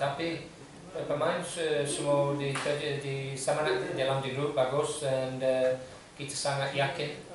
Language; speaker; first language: Indonesian; non-native, learner; English